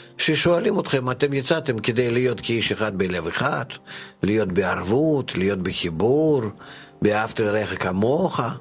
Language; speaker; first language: Hebrew; non-native, fluent; Russian